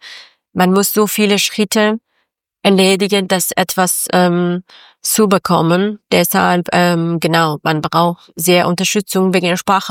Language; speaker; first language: German; non-native, learner; Persian